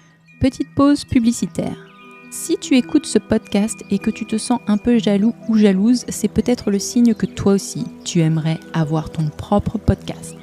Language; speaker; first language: French; native; French